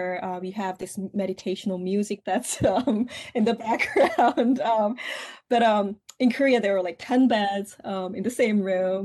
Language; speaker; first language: English; non-native, fluent; Korean